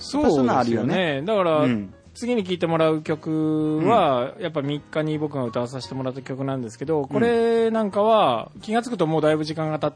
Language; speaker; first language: Japanese; native; Japanese